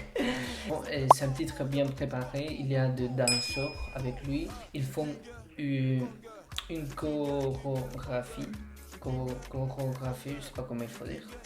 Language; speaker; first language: French; non-native, fluent; Spanish